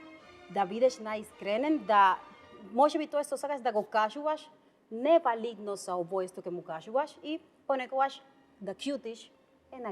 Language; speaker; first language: Macedonian; non-native, fluent; Spanish